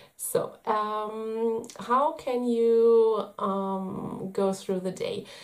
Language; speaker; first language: English; non-native, fluent; German